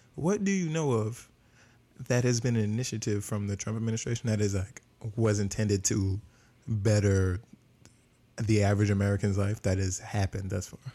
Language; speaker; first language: English; native; English